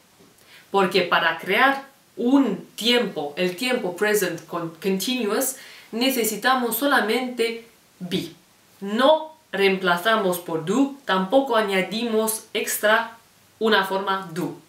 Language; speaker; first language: Spanish; non-native, fluent; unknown